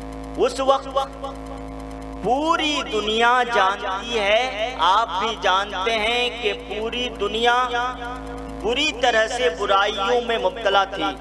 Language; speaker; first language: Urdu; native; Urdu